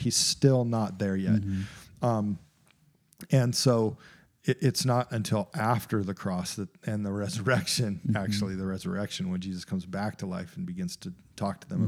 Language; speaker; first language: English; native; English